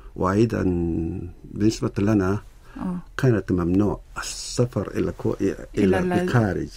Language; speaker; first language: Arabic; non-native, learner; Korean